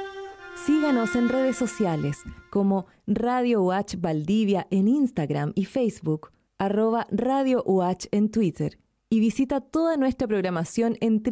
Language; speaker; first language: Spanish; native; Spanish